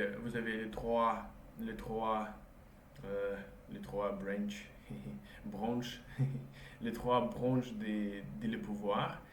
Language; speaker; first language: French; non-native, learner; Russian